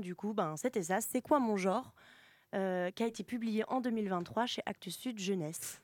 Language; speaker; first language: French; native; French